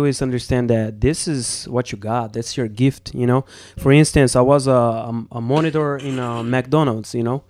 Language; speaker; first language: English; non-native, fluent; Portuguese